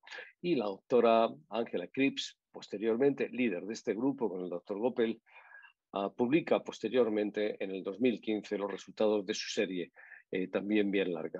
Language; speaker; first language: Spanish; native; Spanish